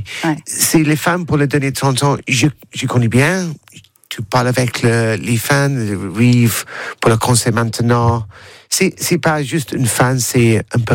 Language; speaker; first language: French; non-native, learner; English